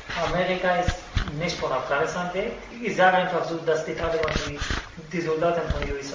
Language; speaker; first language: German; non-native, learner; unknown